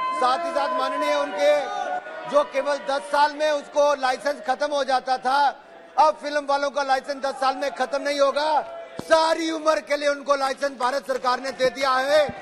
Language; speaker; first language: Hindi; native; Hindi